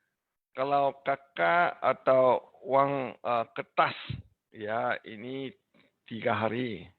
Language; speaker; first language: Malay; non-native, learner; English